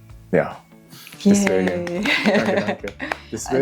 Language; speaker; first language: German; non-native, learner; Japanese